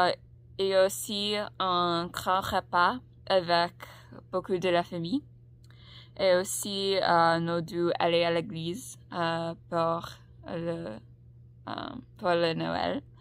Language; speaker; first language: French; non-native, learner; English